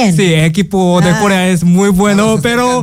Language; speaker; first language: Spanish; non-native, learner; Korean